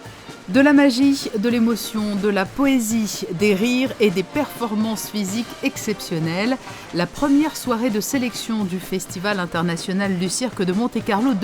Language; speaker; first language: French; native; French